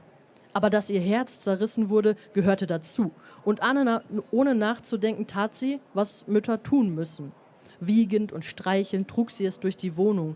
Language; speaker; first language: German; native; German